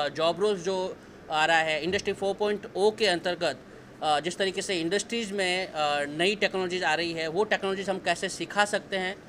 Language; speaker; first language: Hindi; native; Hindi